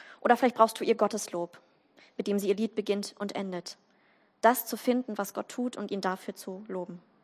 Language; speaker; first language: German; native; German